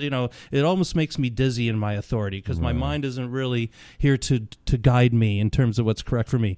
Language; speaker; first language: English; native; English